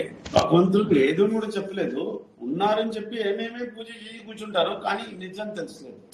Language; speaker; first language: Telugu; non-native, learner; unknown